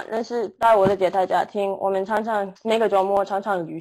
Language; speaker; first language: Chinese; non-native, learner; English